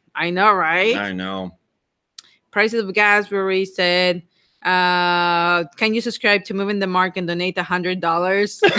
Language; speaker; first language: English; non-native, fluent; Spanish